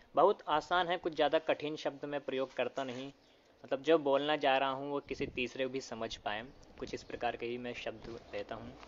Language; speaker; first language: Hindi; native; Hindi